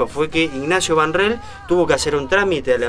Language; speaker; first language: Spanish; native; Spanish